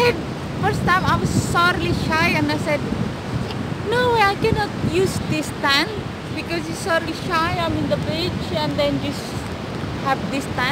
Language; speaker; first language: English; non-native, learner; Indonesian